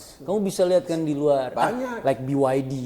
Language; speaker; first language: Indonesian; native; Indonesian